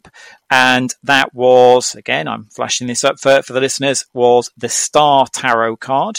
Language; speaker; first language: English; native; English